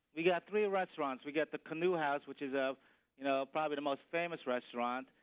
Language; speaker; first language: English; native; English